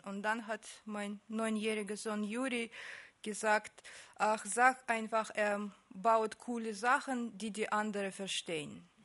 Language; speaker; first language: German; non-native, fluent; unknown